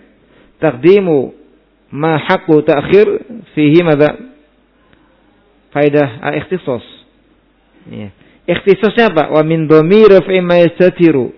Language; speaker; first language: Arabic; non-native, fluent; Indonesian